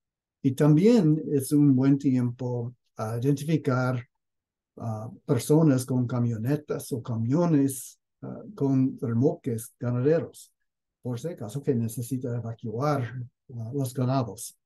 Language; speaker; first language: Spanish; non-native, fluent; English